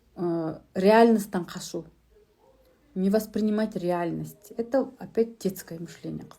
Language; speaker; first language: Russian; non-native, local second language; Kazakh